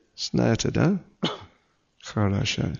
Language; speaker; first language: Russian; non-native, learner; English